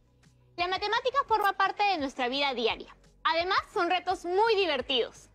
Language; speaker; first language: Spanish; native; Spanish